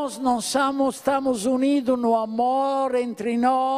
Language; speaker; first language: Portuguese; non-native, fluent; Italian